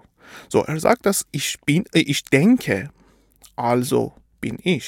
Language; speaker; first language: German; non-native, fluent; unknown